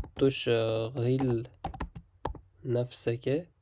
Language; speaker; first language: Arabic; non-native, fluent; Uzbek